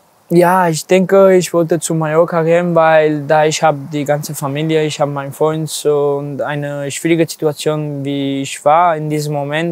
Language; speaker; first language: German; non-native, learner; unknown